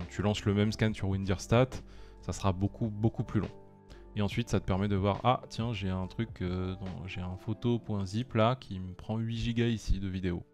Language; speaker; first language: French; native; French